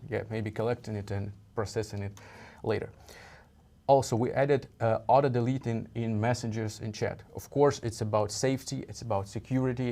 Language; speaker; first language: English; non-native, fluent; Russian